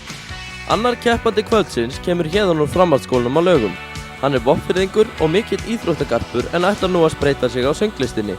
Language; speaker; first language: Icelandic; native; Icelandic